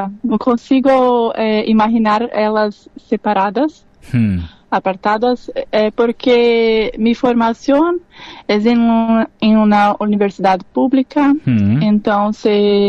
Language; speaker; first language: Spanish; non-native, learner; Portuguese